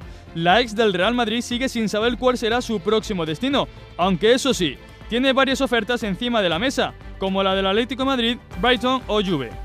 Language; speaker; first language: Spanish; native; Spanish